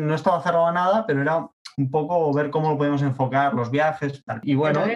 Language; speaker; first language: Spanish; native; Spanish